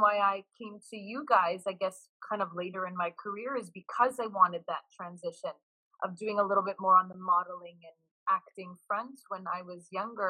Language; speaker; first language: English; native; English